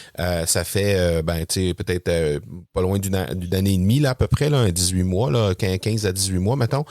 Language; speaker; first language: French; native; French